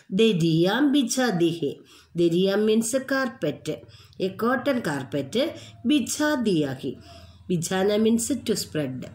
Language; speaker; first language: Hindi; non-native, local second language; Malayalam